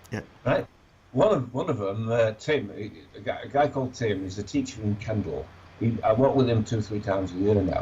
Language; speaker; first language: English; native; English